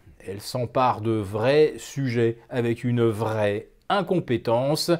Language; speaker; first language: French; native; French